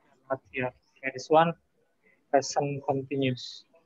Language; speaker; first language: English; non-native, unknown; Indonesian